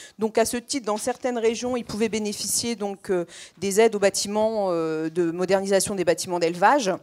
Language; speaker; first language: French; native; French